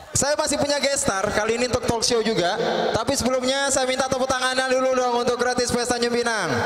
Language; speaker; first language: Indonesian; native; Indonesian